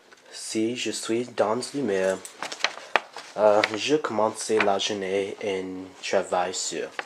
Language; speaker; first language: French; non-native, learner; English